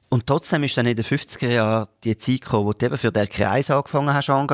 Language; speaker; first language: German; native; German